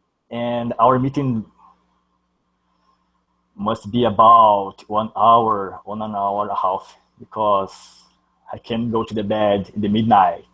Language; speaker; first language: English; non-native, learner; Portuguese